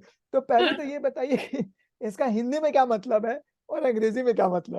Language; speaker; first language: Hindi; native; Hindi